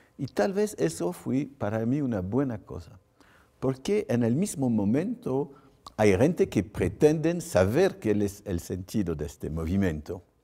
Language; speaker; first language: Spanish; non-native, fluent; French